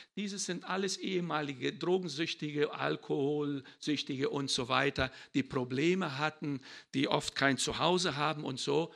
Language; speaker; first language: German; early bilingual, heritage; German